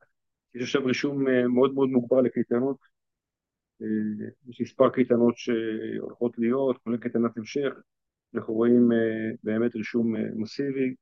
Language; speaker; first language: Hebrew; native; Hebrew